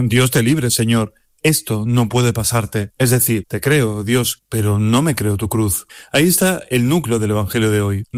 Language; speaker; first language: Spanish; native; Spanish